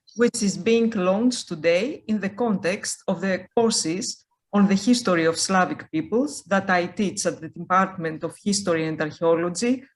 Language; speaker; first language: English; non-native, fluent; Greek